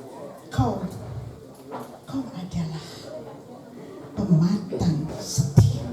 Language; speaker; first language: Indonesian; native; Indonesian